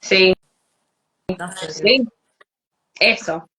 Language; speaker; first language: Spanish; non-native, learner; English